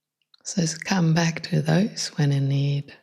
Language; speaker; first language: English; non-native, fluent; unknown